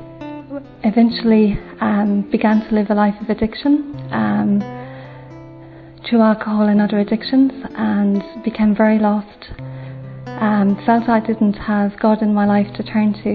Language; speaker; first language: English; native; English